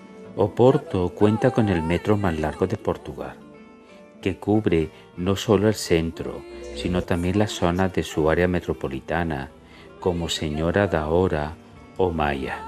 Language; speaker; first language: Spanish; native; Spanish